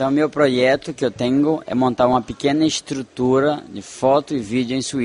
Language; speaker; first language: Spanish; non-native, fluent; Portuguese